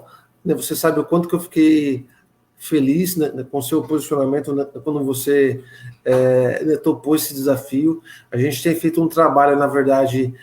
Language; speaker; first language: Portuguese; native; Portuguese